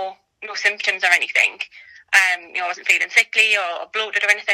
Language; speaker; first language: English; native; English